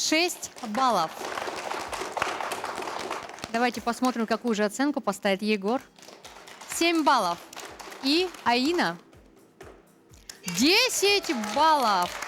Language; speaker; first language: Russian; native; Russian